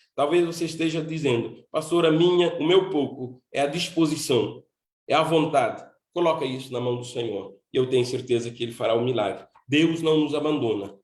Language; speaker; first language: Portuguese; non-native, local second language; Kabuverdianu